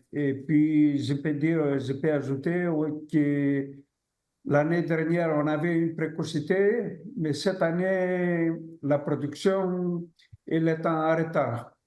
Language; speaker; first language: French; non-native, fluent; Greek